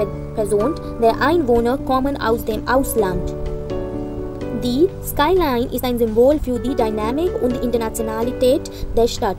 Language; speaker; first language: German; non-native, fluent; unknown